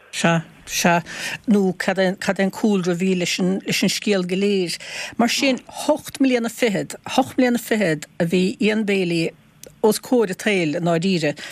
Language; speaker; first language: Irish; native; Irish